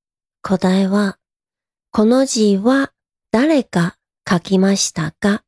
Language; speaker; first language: Japanese; non-native, fluent; Chinese